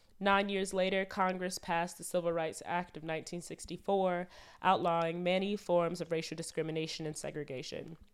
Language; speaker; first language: English; native; English